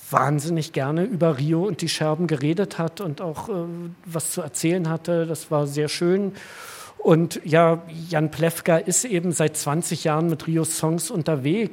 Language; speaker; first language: German; native; German